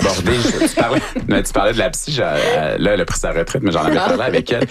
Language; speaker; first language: French; native; French